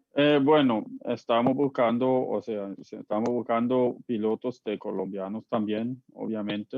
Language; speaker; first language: Spanish; non-native, fluent; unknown